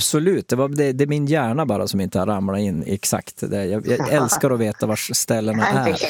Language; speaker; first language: Swedish; native; Swedish